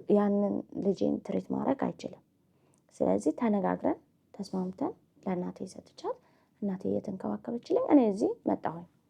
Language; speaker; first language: Amharic; native; Amharic